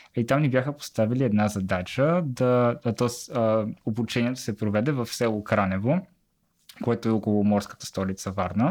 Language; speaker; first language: Bulgarian; native; Bulgarian